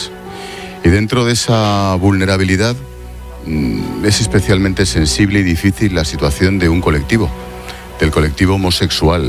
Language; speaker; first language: Spanish; native; Spanish